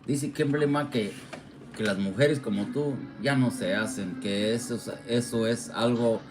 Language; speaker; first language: Spanish; early bilingual, heritage; Spanish